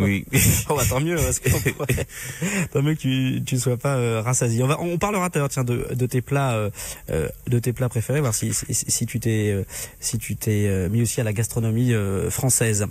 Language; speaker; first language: French; native; French